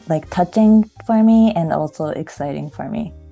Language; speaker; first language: English; non-native, fluent; Japanese